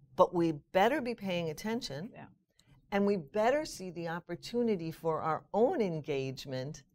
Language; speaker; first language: English; native; English